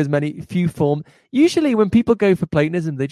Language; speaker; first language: English; native; English